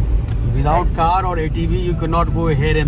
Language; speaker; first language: English; non-native, local second language; Hindi